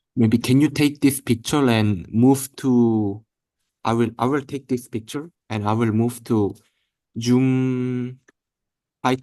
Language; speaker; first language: English; non-native, learner; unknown